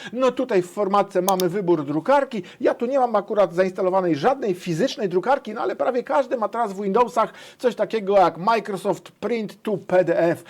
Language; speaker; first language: Polish; native; Polish